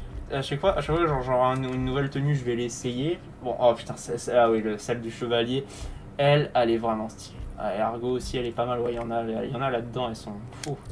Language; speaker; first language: French; native; French